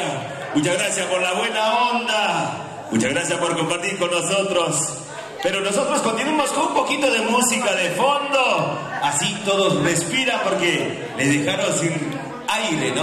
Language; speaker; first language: Spanish; native; Spanish